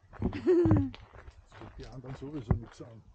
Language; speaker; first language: German; native; German